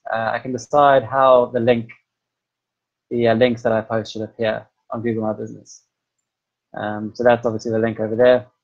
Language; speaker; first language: English; native; English